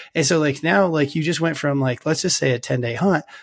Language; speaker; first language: English; native; English